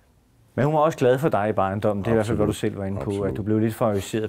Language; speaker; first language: Danish; native; Danish